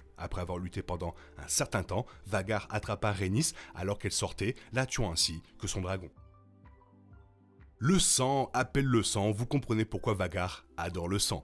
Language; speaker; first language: French; native; French